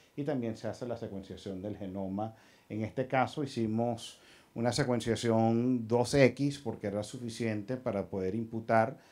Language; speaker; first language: Spanish; early bilingual, heritage; Spanish